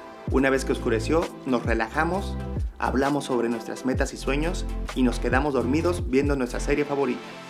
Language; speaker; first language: Spanish; native; Spanish